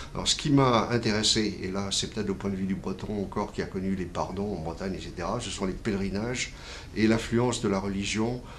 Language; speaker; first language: French; native; French